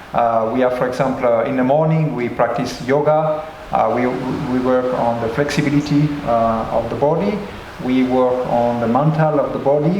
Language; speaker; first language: English; non-native, learner; French